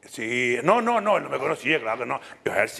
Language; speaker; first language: Spanish; native; Spanish